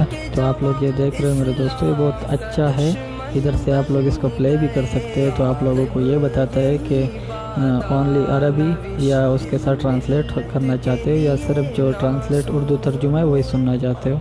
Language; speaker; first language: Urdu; non-native, local second language; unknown